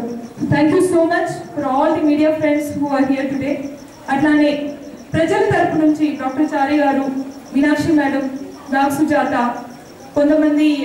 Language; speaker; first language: Telugu; native; Telugu